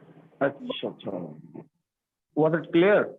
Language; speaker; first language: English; non-native, fluent; Hindi